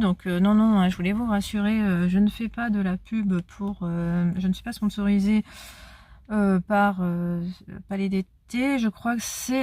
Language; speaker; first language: French; native; French